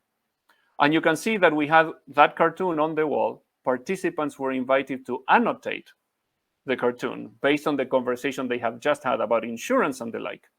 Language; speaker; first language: English; non-native, fluent; Spanish